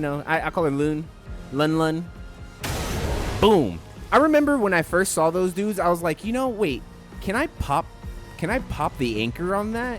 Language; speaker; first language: English; native; English